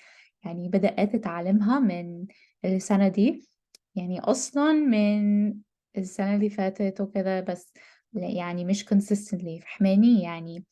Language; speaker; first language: Arabic; non-native, learner; English